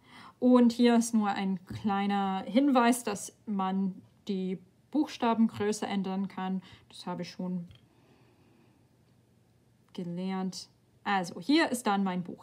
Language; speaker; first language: German; non-native, fluent; English